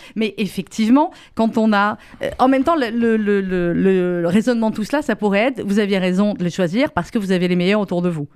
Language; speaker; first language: French; native; French